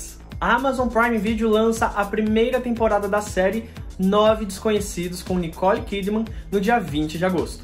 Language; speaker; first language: Portuguese; native; Portuguese